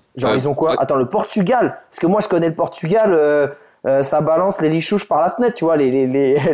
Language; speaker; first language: French; native; French